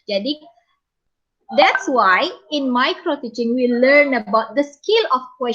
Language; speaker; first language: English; non-native, fluent; Indonesian